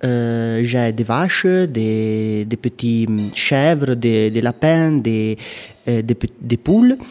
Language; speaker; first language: French; non-native, local second language; Italian